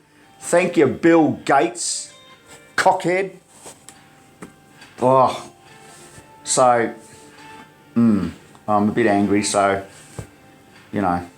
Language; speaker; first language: English; native; English